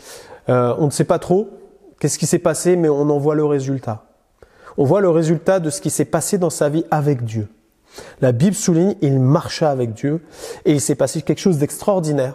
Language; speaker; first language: French; native; French